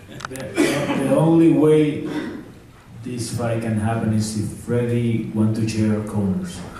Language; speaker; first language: English; non-native, fluent; Spanish